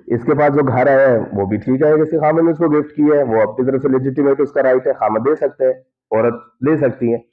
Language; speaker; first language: Urdu; non-native, local second language; Punjabi